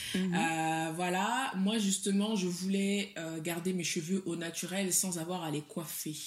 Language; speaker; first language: French; non-native, local second language; Soninke